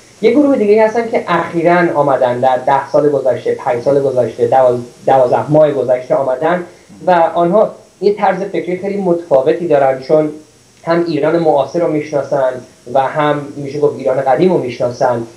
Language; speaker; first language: Persian; early bilingual, heritage; Persian